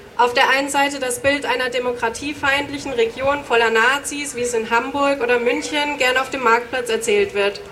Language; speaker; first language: German; native; German